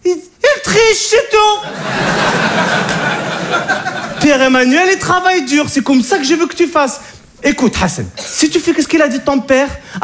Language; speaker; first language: French; native; French